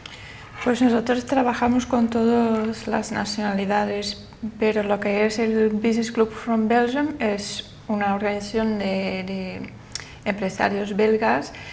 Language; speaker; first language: Spanish; non-native, fluent; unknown